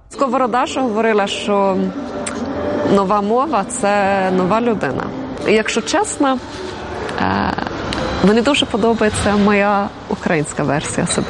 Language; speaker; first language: Ukrainian; non-native, fluent; Swedish